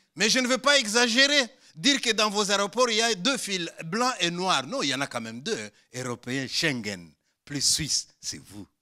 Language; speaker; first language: French; non-native, local second language; Luba-Lulua